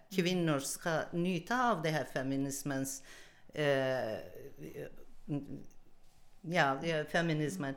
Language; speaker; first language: Swedish; non-native, learner; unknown